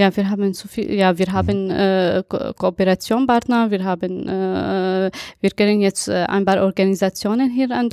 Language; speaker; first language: German; non-native, fluent; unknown